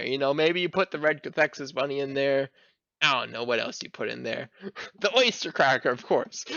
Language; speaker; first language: English; native; English